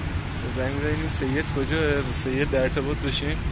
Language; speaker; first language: Persian; native; Persian